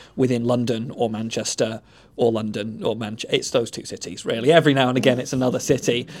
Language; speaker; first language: English; native; English